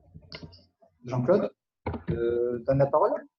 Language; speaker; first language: French; native; French